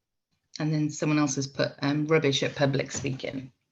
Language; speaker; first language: English; native; English